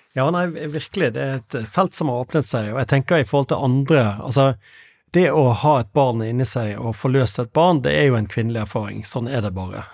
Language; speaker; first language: Norwegian; native; Norwegian